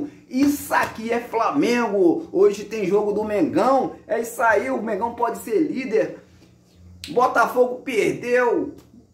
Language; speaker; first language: Portuguese; native; Portuguese